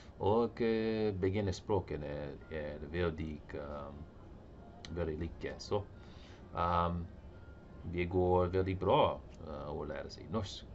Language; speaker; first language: Norwegian; non-native, learner; English